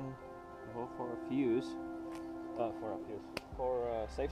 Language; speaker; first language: English; non-native, fluent; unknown